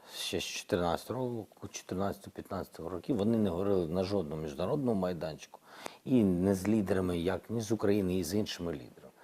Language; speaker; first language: Ukrainian; non-native, local second language; Russian